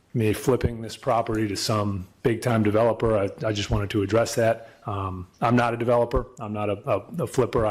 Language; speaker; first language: English; native; English